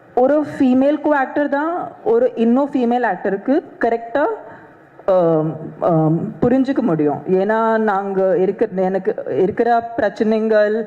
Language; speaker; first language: Tamil; non-native, fluent; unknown